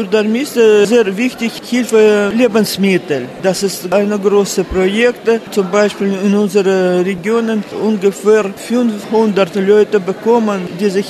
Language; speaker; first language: German; non-native, fluent; Russian